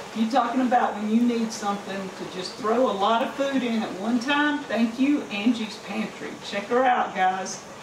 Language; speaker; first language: English; native; English